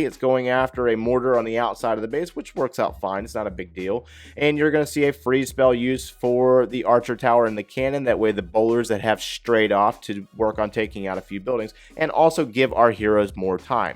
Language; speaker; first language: English; native; English